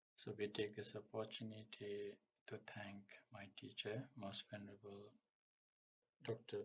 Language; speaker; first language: English; non-native, local second language; Sinhala